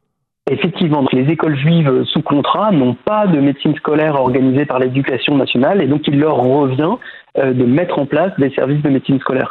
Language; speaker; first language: French; native; French